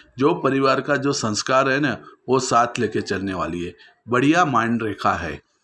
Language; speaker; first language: Hindi; non-native, local second language; Gujarati